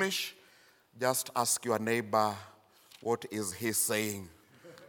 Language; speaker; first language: English; non-native, local second language; Luyia